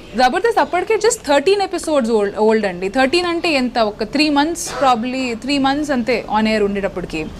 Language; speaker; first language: Telugu; non-native, local second language; Odia